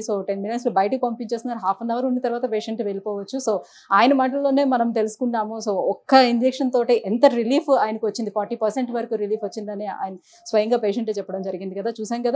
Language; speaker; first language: Telugu; native; Telugu